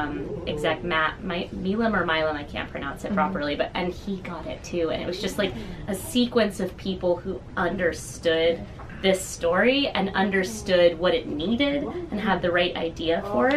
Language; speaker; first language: English; native; English